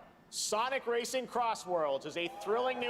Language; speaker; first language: English; native; English